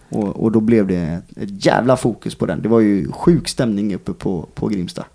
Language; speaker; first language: Swedish; native; Swedish